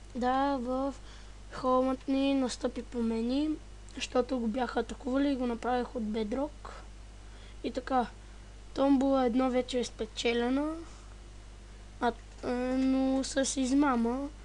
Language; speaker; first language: Bulgarian; native; Bulgarian